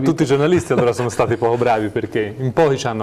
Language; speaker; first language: Italian; native; Italian